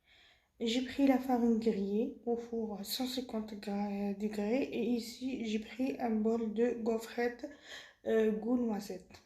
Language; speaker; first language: French; non-native, local second language; Arabic